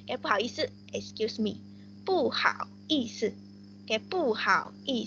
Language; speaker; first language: Chinese; non-native, fluent; Malay